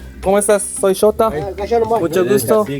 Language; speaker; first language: Spanish; non-native, learner; Japanese